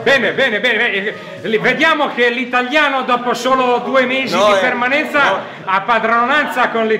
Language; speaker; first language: Italian; native; Italian